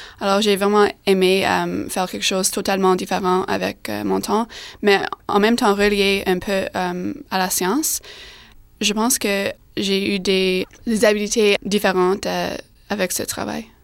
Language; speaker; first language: French; non-native, fluent; English